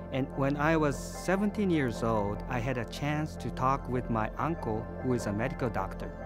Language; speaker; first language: English; non-native, fluent; Japanese